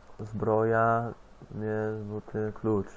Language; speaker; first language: Polish; native; Polish